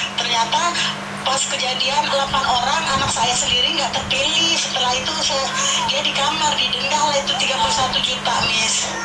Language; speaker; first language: Indonesian; native; Indonesian